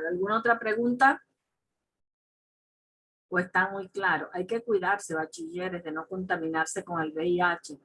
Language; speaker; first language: Spanish; native; Spanish